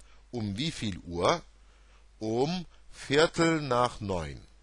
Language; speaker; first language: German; non-native, fluent; Turkish